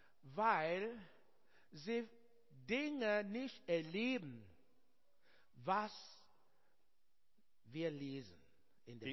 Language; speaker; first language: German; non-native, learner; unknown